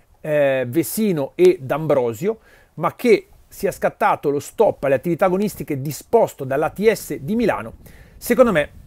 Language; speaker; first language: Italian; native; Italian